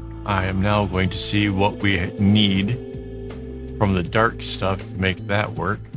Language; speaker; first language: English; native; English